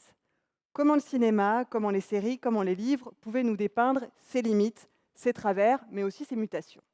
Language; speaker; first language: French; native; French